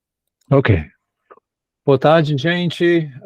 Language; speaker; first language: Portuguese; non-native, fluent; English